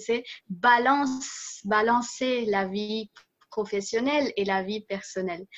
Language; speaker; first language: French; non-native, fluent; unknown